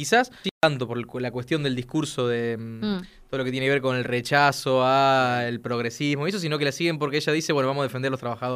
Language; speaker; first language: Spanish; native; Spanish